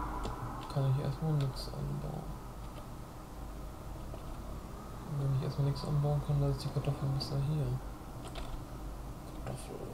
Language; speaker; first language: German; native; German